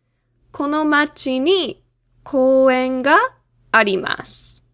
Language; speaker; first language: Japanese; non-native, fluent; English